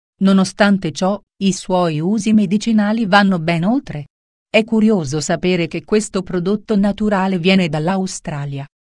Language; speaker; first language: Italian; native; Italian